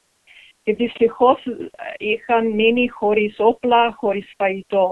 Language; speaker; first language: Greek; early bilingual, heritage; English